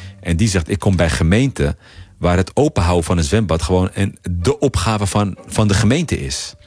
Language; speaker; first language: Dutch; early bilingual, other home language; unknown